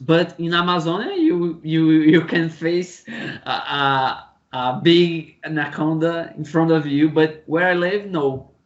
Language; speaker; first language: English; non-native, learner; Portuguese